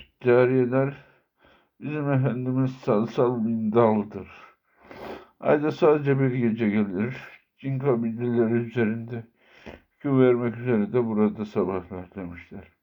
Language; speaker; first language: Turkish; native; Turkish